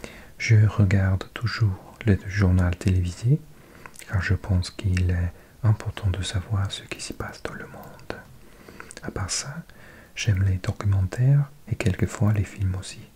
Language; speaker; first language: French; non-native, learner; English